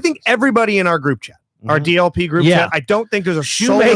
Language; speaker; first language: English; native; English